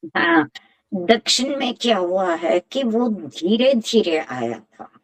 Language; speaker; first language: Hindi; native; Hindi